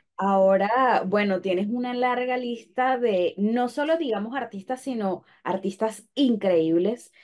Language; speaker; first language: Spanish; native; Spanish